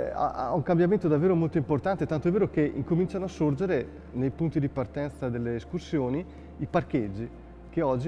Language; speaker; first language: Italian; native; Italian